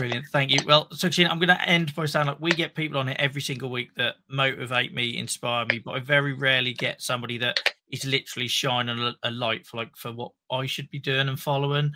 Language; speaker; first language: English; native; English